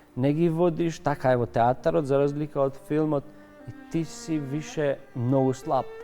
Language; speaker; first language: Macedonian; non-native, local second language; Albanian